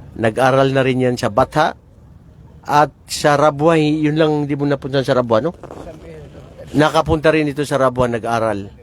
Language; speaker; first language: Filipino; non-native, local second language; Maranao